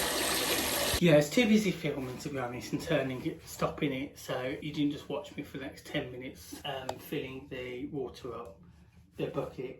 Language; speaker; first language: English; native; English